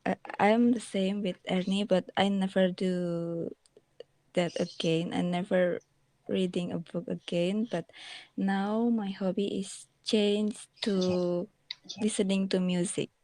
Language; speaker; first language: English; non-native, learner; Indonesian